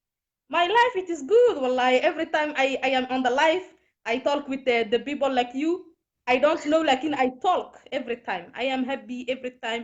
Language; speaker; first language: English; non-native, learner; Somali